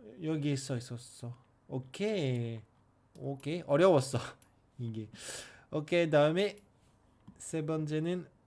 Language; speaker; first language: Korean; non-native, learner; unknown